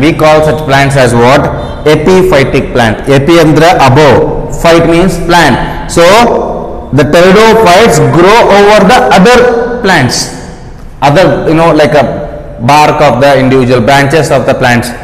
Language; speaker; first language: English; non-native, local second language; Kannada